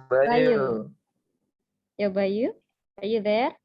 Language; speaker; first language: English; non-native, learner; Indonesian